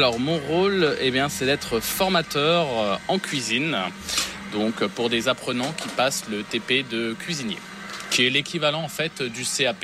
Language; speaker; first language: French; native; French